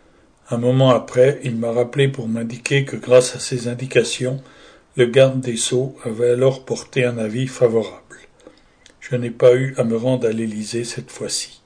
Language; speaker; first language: French; native; French